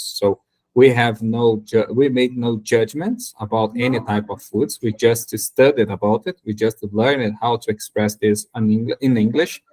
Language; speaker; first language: English; non-native, learner; Portuguese